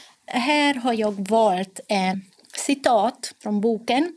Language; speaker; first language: Swedish; non-native, fluent; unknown